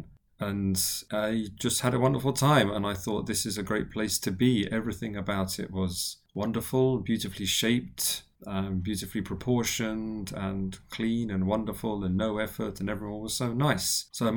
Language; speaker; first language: English; native; English